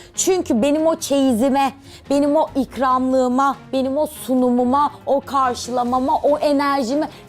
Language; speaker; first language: Turkish; native; Turkish